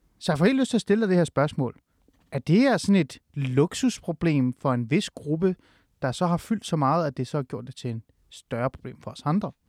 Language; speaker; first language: Danish; early bilingual, other home language; Persian